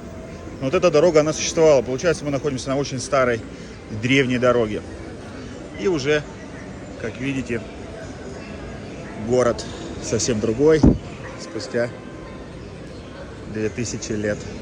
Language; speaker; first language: Russian; native; Russian